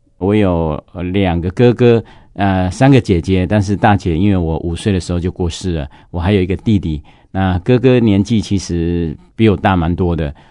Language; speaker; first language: Chinese; non-native, local second language; Hakka Chinese